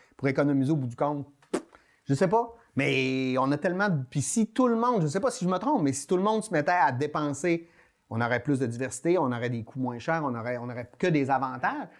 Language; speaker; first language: French; native; French